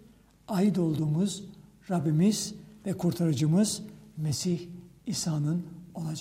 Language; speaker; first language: Turkish; native; Turkish